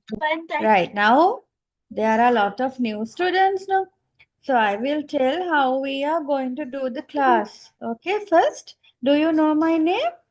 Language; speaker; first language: English; non-native, local second language; Sinhala